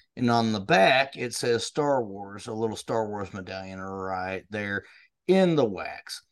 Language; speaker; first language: English; native; English